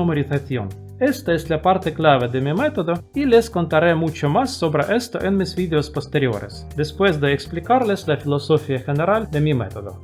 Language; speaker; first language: Spanish; non-native, fluent; Russian